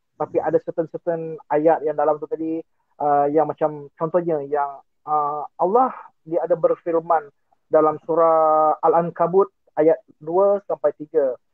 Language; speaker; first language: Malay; non-native, local second language; Iban